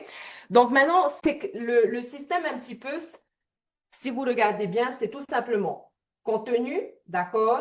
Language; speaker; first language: French; native; French